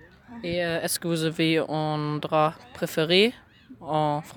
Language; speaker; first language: French; non-native, learner; German